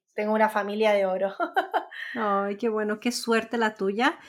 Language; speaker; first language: Spanish; native; Spanish